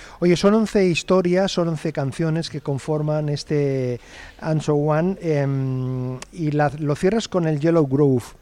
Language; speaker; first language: Spanish; native; Spanish